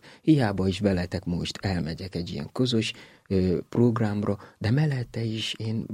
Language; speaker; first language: Hungarian; non-native, learner; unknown